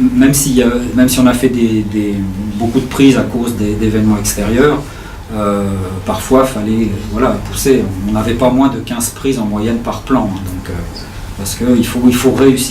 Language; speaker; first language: French; native; French